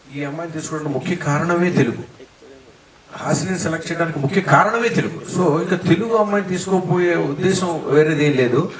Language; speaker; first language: Telugu; native; Telugu